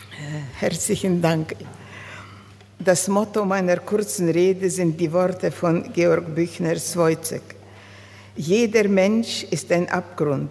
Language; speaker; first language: German; non-native, fluent; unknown